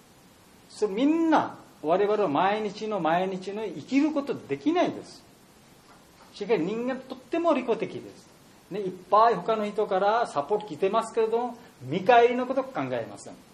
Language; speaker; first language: Japanese; non-native, learner; Bangla